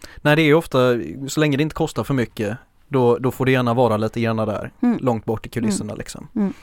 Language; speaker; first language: Swedish; native; Swedish